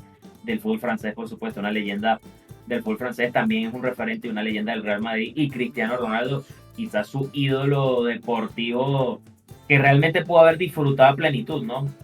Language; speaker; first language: Spanish; native; Spanish